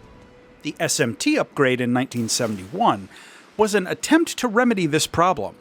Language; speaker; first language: English; native; English